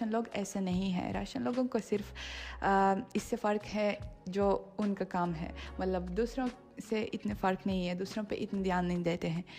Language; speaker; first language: Hindi; non-native, fluent; Russian